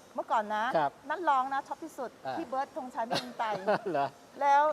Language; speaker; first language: Thai; non-native, fluent; Malay